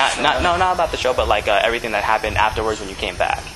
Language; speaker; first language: English; native; English